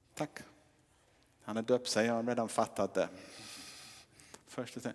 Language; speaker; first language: Swedish; non-native, fluent; English